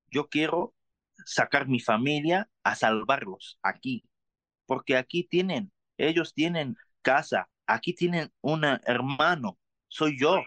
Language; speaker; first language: Spanish; non-native, learner; Arabic